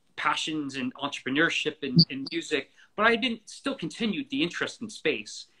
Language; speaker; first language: English; native; English